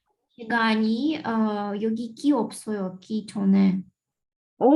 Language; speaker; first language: Korean; non-native, learner; Russian